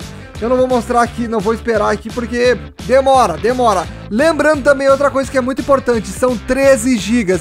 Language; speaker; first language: Portuguese; native; Portuguese